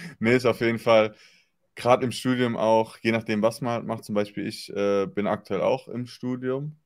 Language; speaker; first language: German; native; German